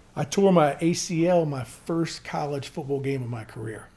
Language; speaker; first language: English; native; English